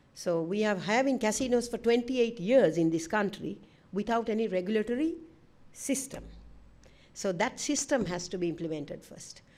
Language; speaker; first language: English; non-native, local second language; Sinhala